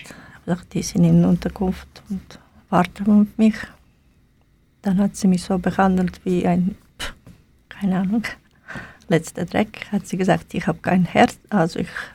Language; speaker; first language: German; non-native, learner; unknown